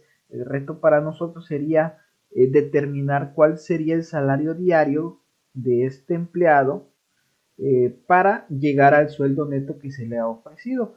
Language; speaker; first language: Spanish; native; Spanish